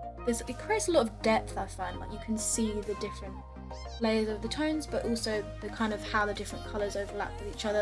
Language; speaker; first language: English; native; English